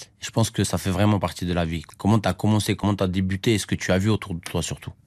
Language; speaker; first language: French; early bilingual, other home language; Armenian